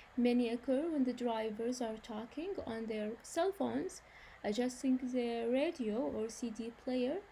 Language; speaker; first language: English; non-native, fluent; Arabic